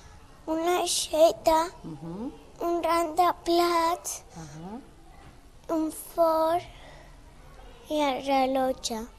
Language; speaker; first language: Catalan; non-native, local second language; Spanish